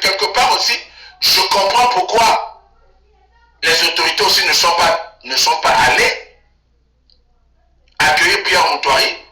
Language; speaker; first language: French; non-native, local second language; Lingala